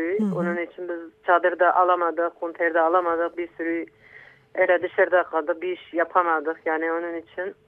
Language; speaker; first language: Turkish; non-native, local second language; Kurdish